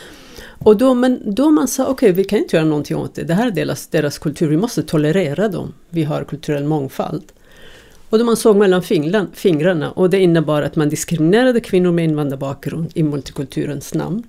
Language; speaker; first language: Swedish; non-native, fluent; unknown